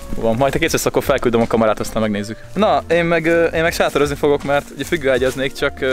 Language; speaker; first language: Hungarian; native; Hungarian